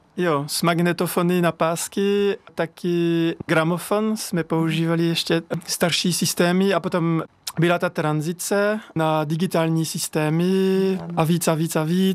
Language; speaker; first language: Czech; non-native, fluent; French